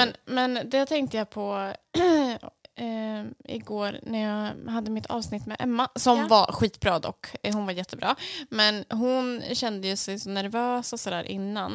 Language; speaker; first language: Swedish; native; Swedish